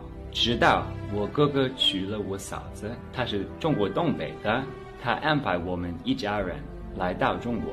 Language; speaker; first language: Chinese; non-native, fluent; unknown